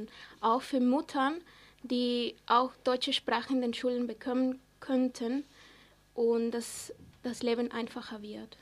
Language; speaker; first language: German; non-native, fluent; Spanish